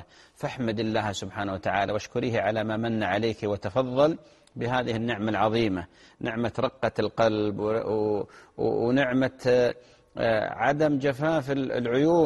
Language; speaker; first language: Arabic; native; Arabic